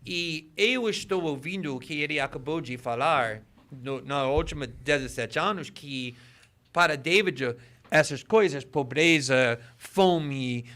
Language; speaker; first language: Portuguese; non-native, fluent; English